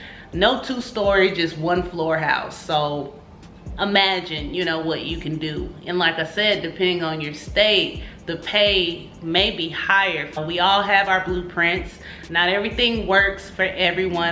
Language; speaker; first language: English; native; English